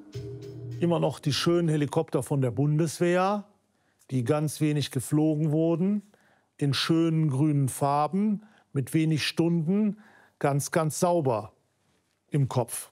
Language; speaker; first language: German; native; German